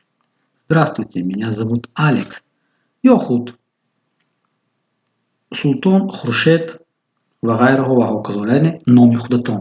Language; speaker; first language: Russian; non-native, local second language; Tajik